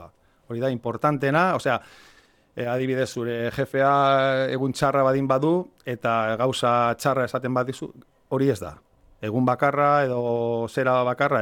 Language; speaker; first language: Basque; non-native, local second language; Spanish